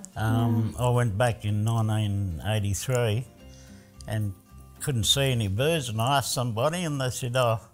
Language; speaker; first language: English; early bilingual, other home language; Italian